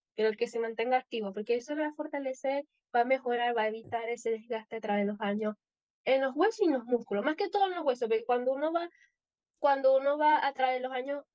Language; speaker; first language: Spanish; native; Spanish